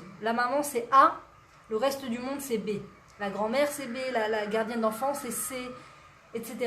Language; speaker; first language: French; native; French